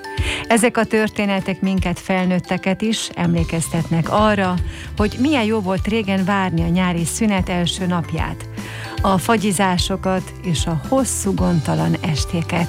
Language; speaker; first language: Hungarian; native; Hungarian